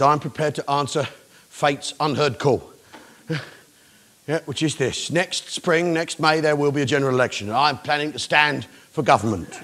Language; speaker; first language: English; native; English